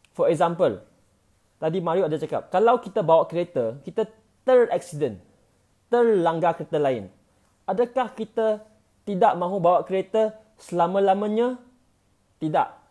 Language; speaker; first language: Malay; non-native, local second language; Chinese